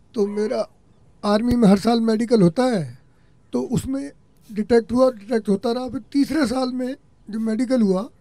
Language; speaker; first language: Hindi; native; Hindi